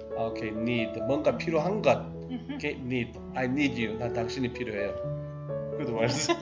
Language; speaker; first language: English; non-native, learner; Korean